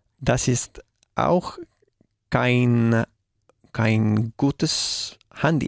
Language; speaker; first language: German; non-native, learner; Spanish